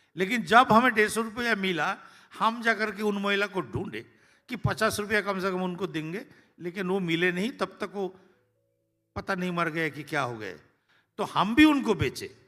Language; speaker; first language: Hindi; non-native, local second language; Bangla